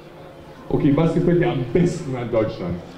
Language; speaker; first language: German; native; German